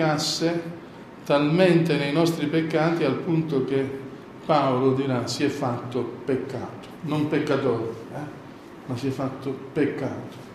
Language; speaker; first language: Italian; native; Italian